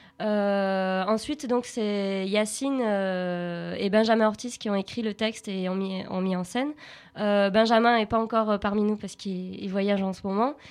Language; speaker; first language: French; native; French